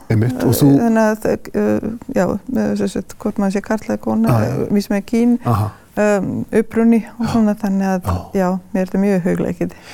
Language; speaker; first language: Icelandic; non-native, fluent; Serbian